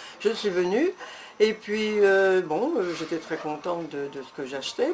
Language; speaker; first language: French; native; French